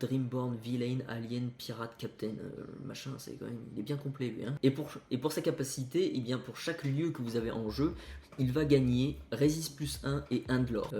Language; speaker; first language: French; native; French